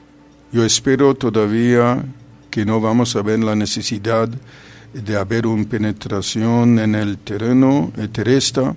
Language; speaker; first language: Spanish; non-native, fluent; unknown